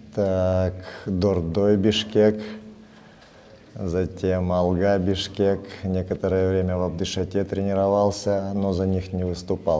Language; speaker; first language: Russian; native; Russian